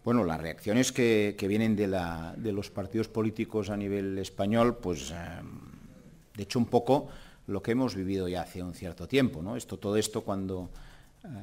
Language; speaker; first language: Spanish; non-native, local second language; Catalan